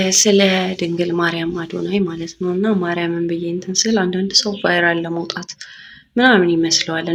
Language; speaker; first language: Amharic; native; Amharic